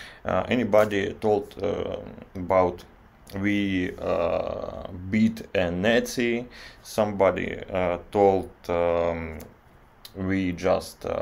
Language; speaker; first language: English; non-native, learner; Russian